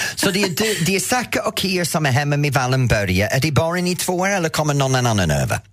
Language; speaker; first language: Swedish; non-native, fluent; English